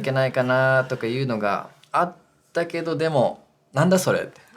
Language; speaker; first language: Japanese; native; Japanese